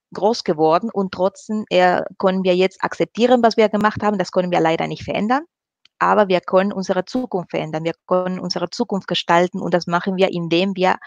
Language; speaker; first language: German; non-native, fluent; Spanish